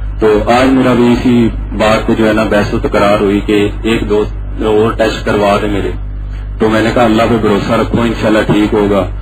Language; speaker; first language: Urdu; non-native, local second language; Punjabi